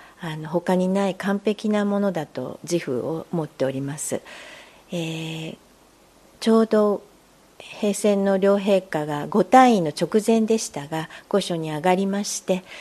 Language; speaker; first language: Japanese; native; Japanese